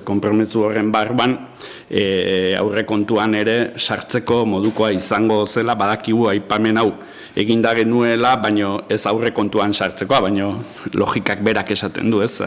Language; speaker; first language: Basque; native; Basque